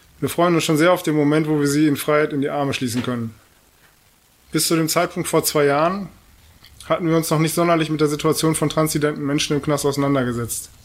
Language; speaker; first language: German; native; German